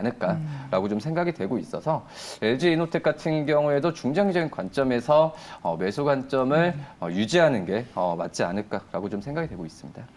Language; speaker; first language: Korean; native; Korean